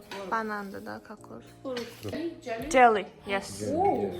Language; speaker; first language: Korean; non-native, fluent; Azerbaijani